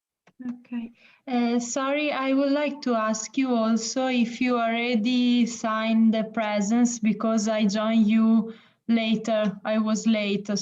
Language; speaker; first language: English; non-native, learner; Italian